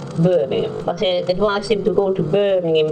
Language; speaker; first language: English; non-native, learner; German